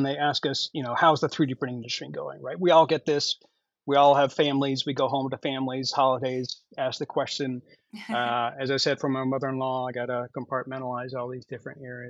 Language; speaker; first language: English; native; English